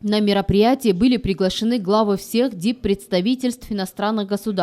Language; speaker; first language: Russian; native; Russian